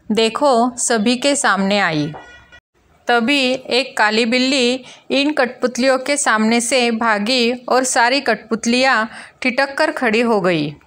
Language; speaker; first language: Hindi; non-native, local second language; Marathi